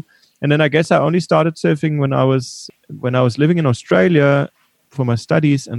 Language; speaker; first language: English; non-native, fluent; German